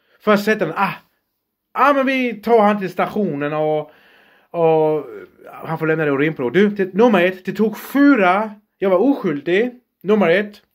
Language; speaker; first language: Swedish; native; Swedish